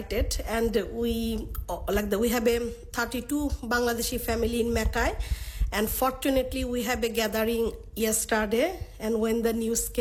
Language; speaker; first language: English; non-native, local second language; Bangla